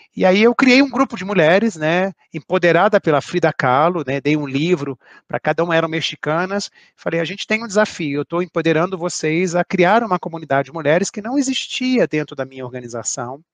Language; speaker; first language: Portuguese; native; Portuguese